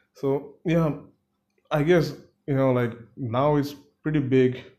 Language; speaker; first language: English; non-native, local second language; Bangla